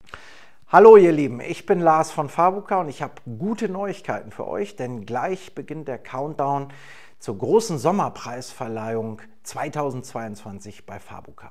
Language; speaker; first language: German; native; German